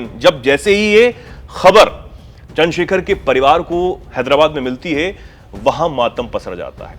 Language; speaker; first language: Hindi; native; Hindi